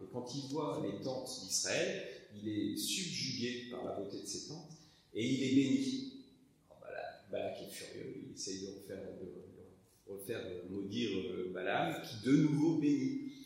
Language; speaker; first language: French; native; French